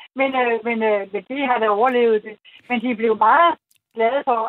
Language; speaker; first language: Danish; native; Danish